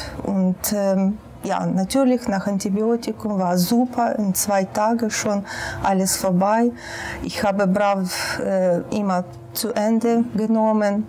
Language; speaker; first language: German; non-native, fluent; Russian